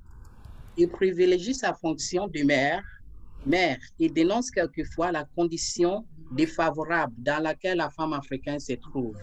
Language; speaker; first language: French; non-native, fluent; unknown